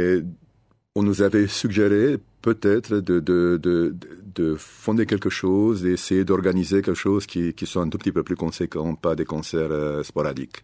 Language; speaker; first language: French; non-native, fluent; Romanian